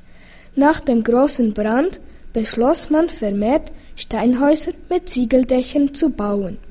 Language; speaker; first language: German; native; German